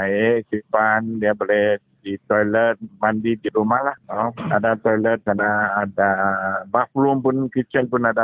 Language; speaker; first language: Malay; non-native, local second language; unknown